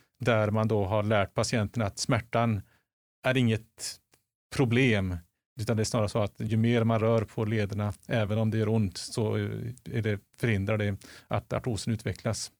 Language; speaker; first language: Swedish; native; Swedish